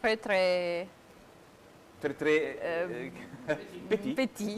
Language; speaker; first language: French; non-native, fluent; Italian